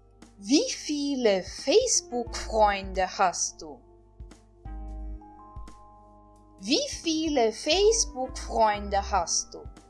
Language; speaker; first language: German; non-native, fluent; Portuguese